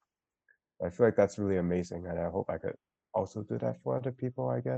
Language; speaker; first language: English; non-native, local second language; Cantonese